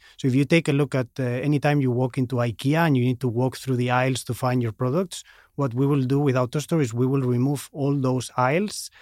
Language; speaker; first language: English; non-native, fluent; Spanish